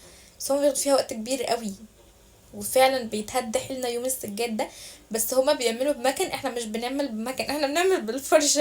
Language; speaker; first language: Arabic; native; Arabic